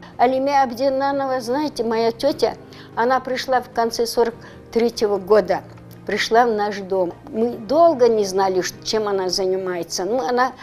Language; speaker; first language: Russian; non-native, local second language; Crimean Tatar